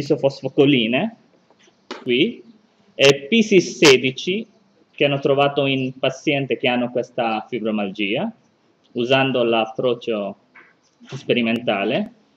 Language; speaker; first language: Italian; non-native, learner; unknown